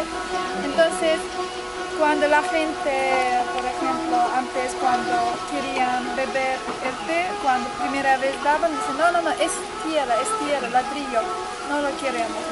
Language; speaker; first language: Spanish; non-native, fluent; Uzbek